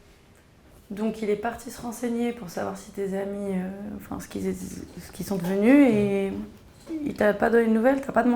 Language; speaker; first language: French; native; French